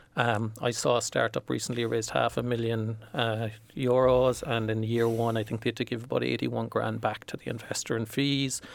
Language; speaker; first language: English; native; English